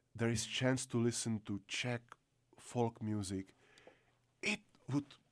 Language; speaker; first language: English; non-native, fluent; Czech